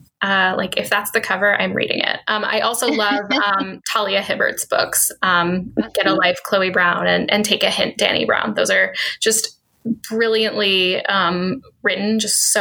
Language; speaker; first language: English; native; English